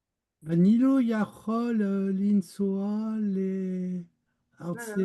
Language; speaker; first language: Hebrew; non-native, learner; French